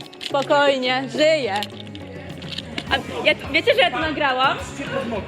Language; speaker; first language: Polish; native; Polish